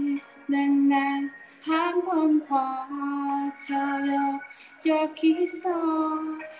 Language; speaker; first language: Korean; non-native, learner; Vietnamese